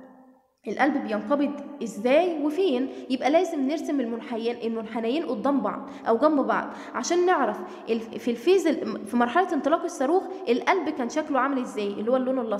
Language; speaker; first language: Arabic; native; Arabic